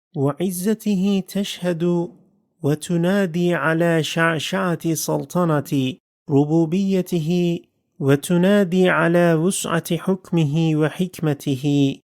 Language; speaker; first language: Arabic; non-native, fluent; Turkish